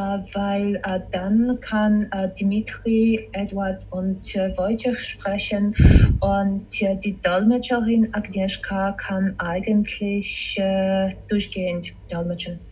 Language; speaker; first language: German; non-native, fluent; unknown